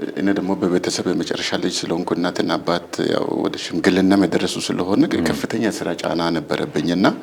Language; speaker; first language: Amharic; non-native, local second language; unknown